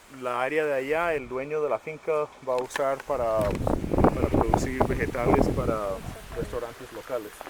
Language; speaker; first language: Spanish; native; Spanish